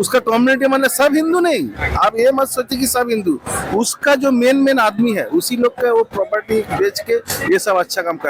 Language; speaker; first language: Hindi; non-native, local second language; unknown